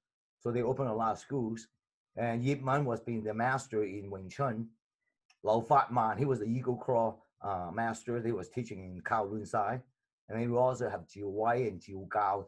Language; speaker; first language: English; non-native, local second language; Cantonese